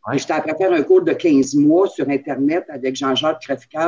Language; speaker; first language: French; native; French